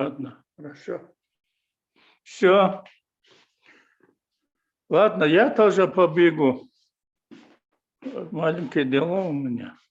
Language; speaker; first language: Russian; non-native, fluent; Mongolian